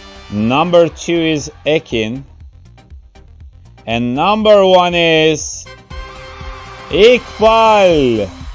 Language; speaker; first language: English; non-native, fluent; Turkish